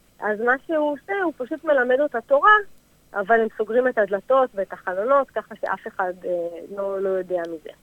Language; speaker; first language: Hebrew; native; Hebrew